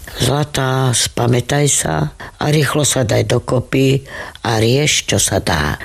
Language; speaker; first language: Slovak; non-native, local second language; Romany